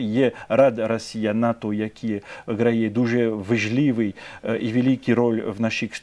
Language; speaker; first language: Ukrainian; non-native, fluent; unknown